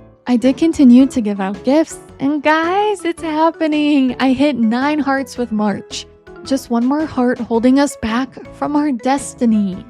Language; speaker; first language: English; native; English